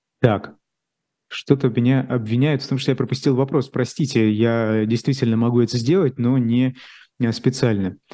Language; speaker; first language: Russian; native; Russian